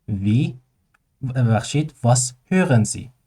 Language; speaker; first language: German; non-native, learner; Persian